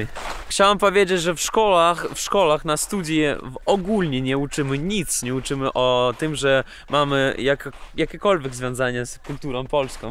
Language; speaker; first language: Polish; non-native, learner; Russian